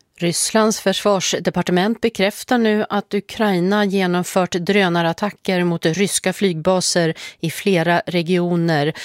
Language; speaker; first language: Swedish; native; Swedish